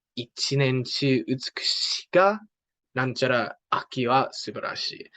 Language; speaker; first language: Japanese; non-native, learner; English